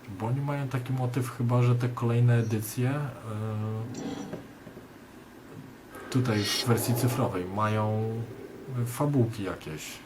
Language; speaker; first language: Polish; native; Polish